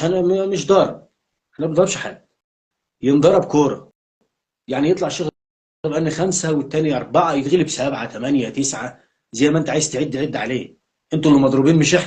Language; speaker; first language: Arabic; native; Arabic